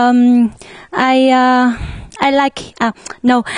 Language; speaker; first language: English; non-native, learner; Vietnamese